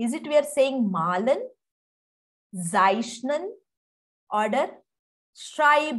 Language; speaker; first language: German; non-native, fluent; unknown